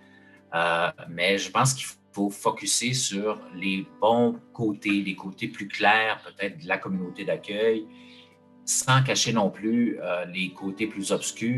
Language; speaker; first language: French; native; French